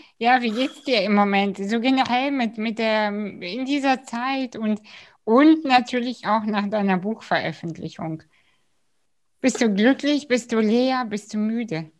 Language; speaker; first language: German; early bilingual, other home language; Russian